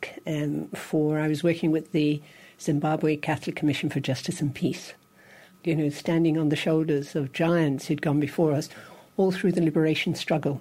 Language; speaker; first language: English; native; English